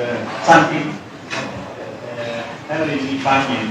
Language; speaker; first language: Chinese; non-native, learner; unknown